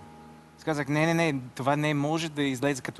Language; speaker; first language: Bulgarian; non-native, learner; English